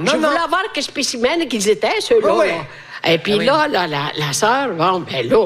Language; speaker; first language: French; non-native, fluent; Italian